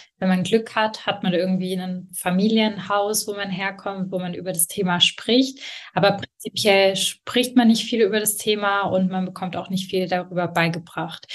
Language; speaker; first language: German; early bilingual, other home language; Albanian